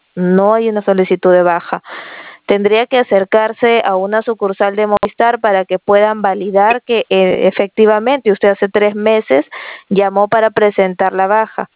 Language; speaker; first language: Spanish; native; Spanish